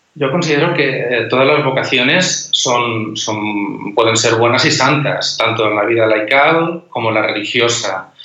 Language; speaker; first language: Spanish; native; Spanish